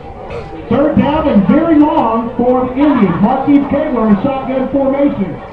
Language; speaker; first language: English; native; English